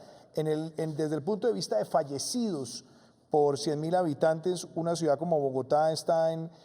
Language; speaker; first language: Spanish; native; Spanish